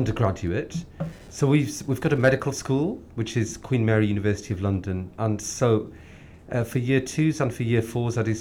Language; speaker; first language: English; native; English